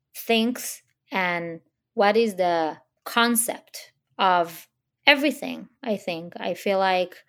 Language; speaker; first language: English; non-native, fluent; Hebrew